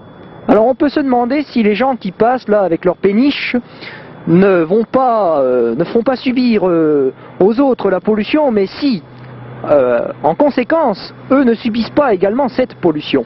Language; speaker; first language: French; native; French